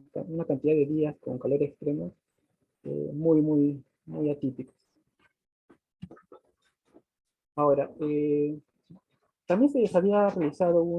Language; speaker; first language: Spanish; native; Spanish